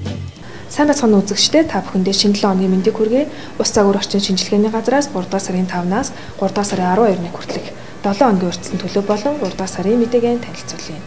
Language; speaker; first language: Mongolian; native; Mongolian